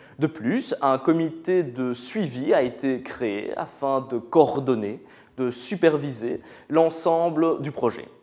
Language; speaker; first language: French; native; French